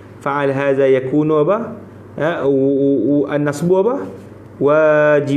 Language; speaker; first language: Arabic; non-native, fluent; Malay